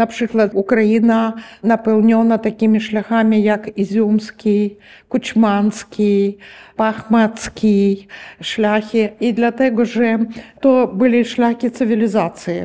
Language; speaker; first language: Polish; non-native, learner; Ukrainian